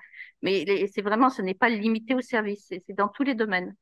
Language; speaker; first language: French; native; French